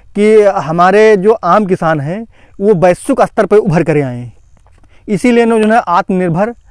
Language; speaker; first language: Hindi; native; Hindi